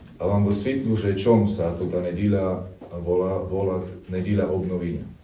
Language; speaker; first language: Slovak; non-native, local second language; Rusyn